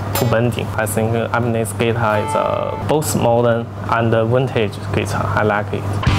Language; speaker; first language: English; non-native, learner; Chinese